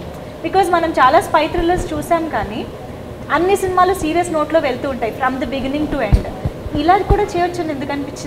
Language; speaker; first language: Telugu; native; Telugu